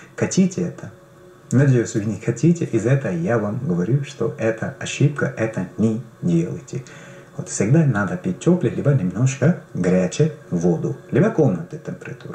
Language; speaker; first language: Russian; non-native, learner; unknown